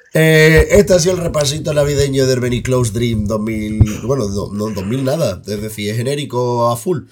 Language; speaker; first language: Spanish; native; Spanish